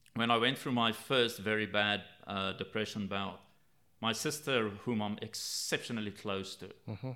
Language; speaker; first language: English; native; English